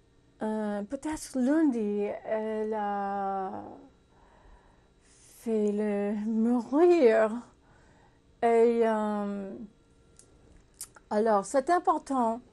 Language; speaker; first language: French; non-native, learner; English